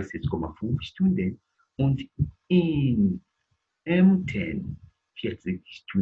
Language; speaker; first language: German; non-native, learner; English